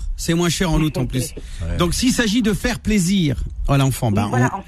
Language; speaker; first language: French; native; French